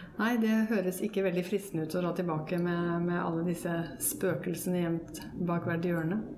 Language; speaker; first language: Norwegian; native; Norwegian